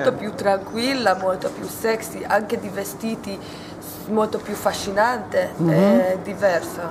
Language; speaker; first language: Italian; non-native, learner; Hungarian